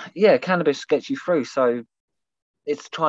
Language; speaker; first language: English; native; English